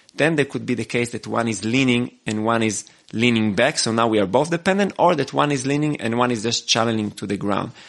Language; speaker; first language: English; non-native, fluent; Hebrew